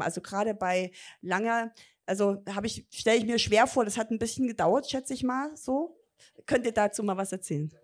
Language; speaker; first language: German; native; German